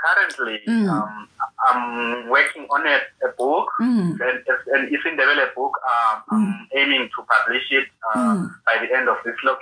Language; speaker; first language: English; non-native, local second language; North Ndebele